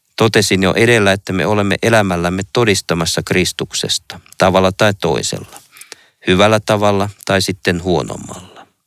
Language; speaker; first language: Finnish; native; Finnish